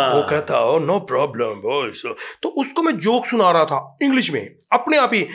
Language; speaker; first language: Hindi; native; Hindi